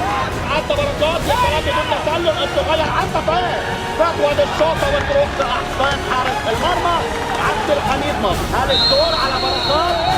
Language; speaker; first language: Arabic; native; Arabic